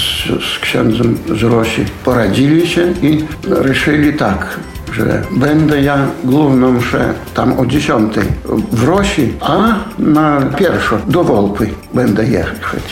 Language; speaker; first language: Polish; non-native, local second language; Belarusian